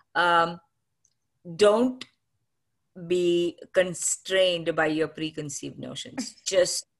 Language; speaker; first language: English; non-native, local second language; Marathi